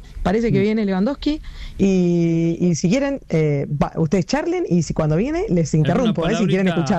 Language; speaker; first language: Spanish; native; Spanish